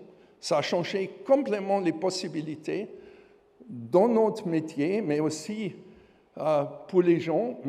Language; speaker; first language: French; non-native, fluent; German